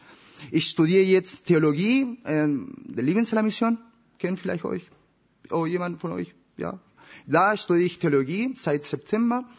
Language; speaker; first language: German; non-native, learner; Spanish